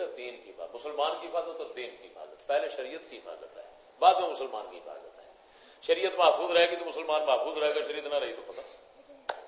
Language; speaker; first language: Urdu; non-native, local second language; Punjabi